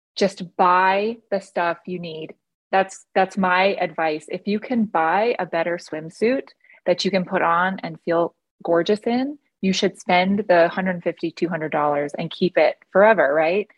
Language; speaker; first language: English; native; English